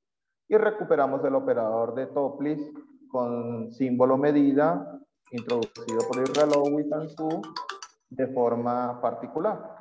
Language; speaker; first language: Spanish; native; Spanish